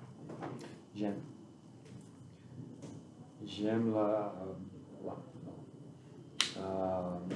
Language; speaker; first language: French; non-native, learner; Portuguese